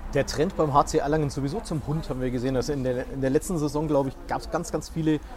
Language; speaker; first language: German; non-native, fluent; Spanish